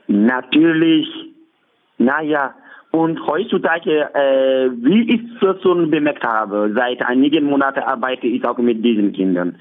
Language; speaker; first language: German; non-native, learner; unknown